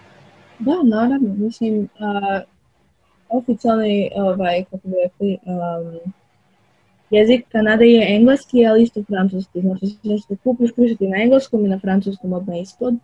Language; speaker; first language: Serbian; early bilingual, other home language; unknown